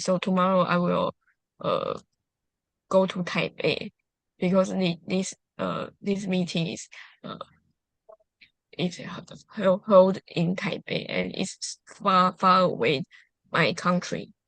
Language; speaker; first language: English; non-native, learner; Chinese